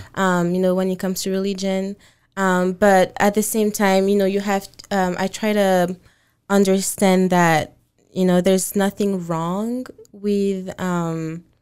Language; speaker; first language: English; non-native, fluent; French